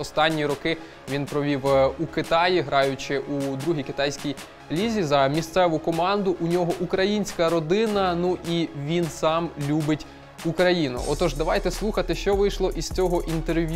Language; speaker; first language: Ukrainian; native; Ukrainian